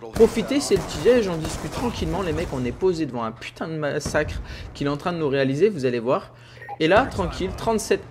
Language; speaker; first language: French; native; French